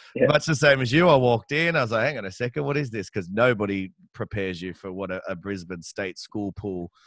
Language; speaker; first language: English; native; English